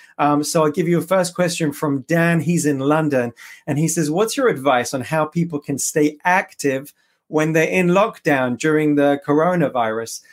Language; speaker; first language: English; native; English